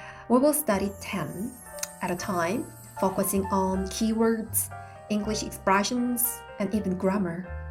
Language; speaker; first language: English; non-native, fluent; Korean